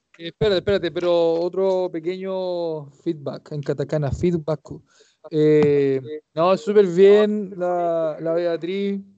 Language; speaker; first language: Spanish; native; Spanish